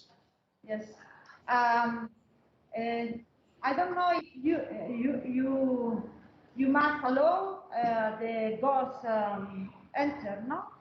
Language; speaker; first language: English; non-native, learner; Spanish